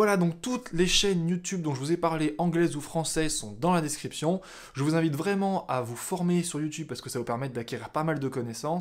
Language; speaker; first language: French; native; French